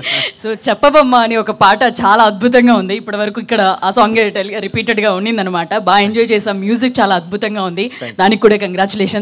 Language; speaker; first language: Telugu; native; Telugu